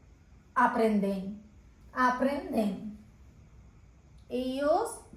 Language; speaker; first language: Spanish; non-native, fluent; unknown